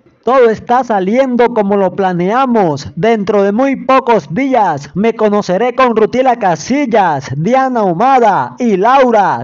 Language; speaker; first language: Spanish; native; Spanish